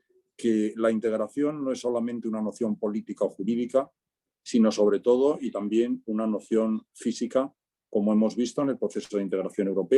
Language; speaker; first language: Spanish; native; Spanish